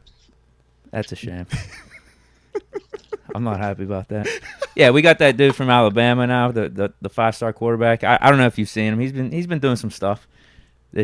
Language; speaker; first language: English; native; English